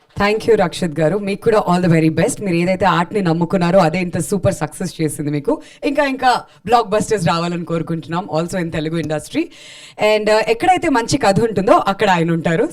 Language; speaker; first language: Telugu; native; Telugu